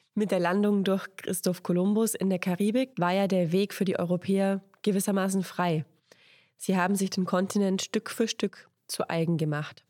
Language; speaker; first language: German; native; German